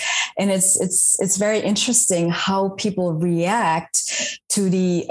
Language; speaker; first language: English; non-native, fluent; German